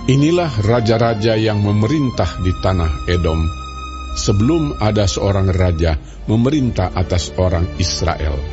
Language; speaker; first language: Indonesian; native; Indonesian